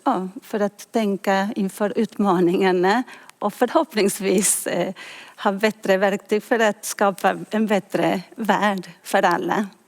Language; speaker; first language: Swedish; non-native, fluent; Spanish